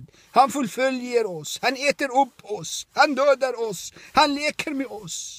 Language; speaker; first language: Swedish; non-native, fluent; Arabic